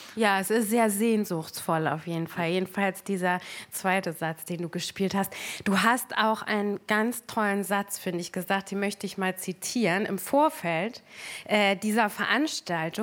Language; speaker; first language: German; native; German